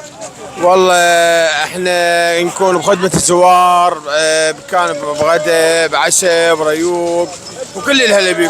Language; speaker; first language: Arabic; native; Arabic